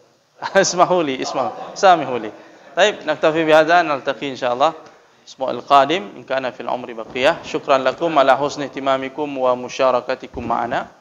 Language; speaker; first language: Arabic; non-native, fluent; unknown